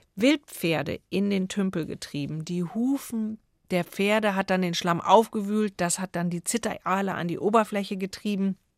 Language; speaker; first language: German; native; German